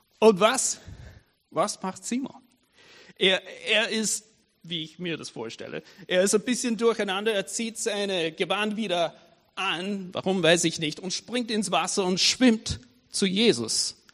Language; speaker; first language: German; non-native, fluent; English